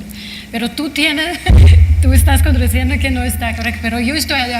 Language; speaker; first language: Spanish; non-native, fluent; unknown